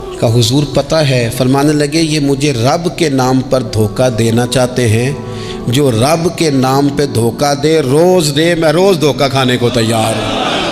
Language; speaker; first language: Urdu; non-native, local second language; Punjabi